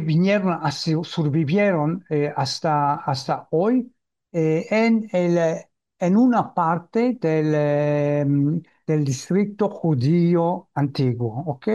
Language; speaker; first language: Spanish; early bilingual, heritage; Ladino